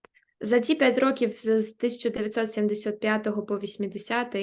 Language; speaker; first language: Ukrainian; native; Ukrainian